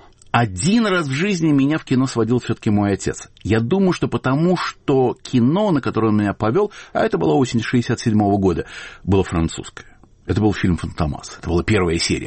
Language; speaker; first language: Russian; native; Russian